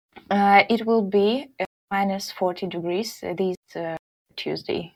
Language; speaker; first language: English; non-native, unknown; Russian